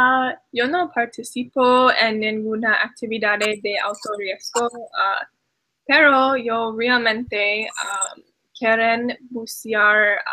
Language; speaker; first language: Spanish; non-native, learner; English